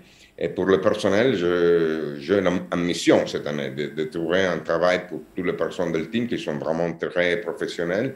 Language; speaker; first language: French; non-native, learner; Italian